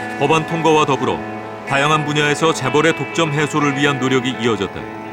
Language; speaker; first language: Korean; native; Korean